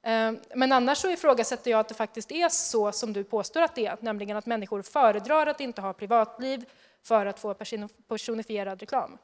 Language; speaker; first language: Swedish; native; Swedish